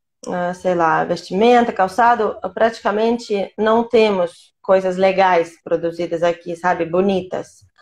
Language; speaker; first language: Portuguese; non-native, fluent; Russian